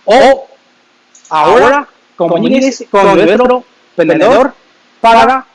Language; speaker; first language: Spanish; non-native, learner; Chinese